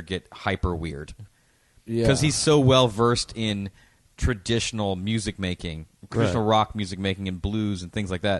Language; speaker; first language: English; native; English